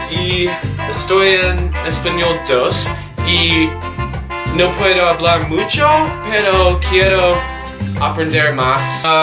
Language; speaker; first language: Spanish; non-native, learner; English